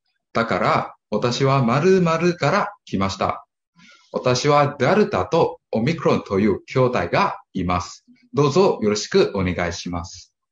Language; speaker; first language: Japanese; non-native, learner; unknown